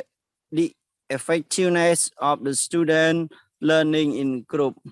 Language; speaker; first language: English; non-native, learner; Khmer